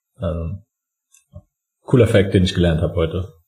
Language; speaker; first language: German; native; German